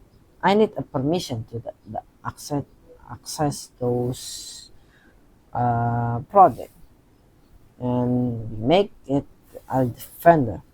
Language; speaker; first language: English; non-native, learner; Indonesian